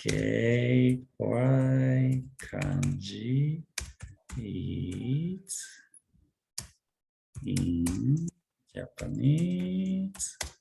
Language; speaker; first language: English; non-native, learner; Japanese